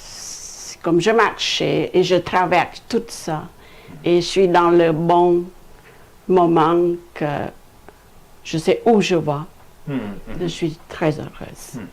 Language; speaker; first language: French; non-native, fluent; Khmer